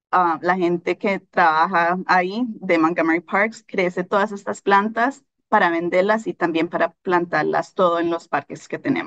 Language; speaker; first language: Spanish; early bilingual, heritage; Spanish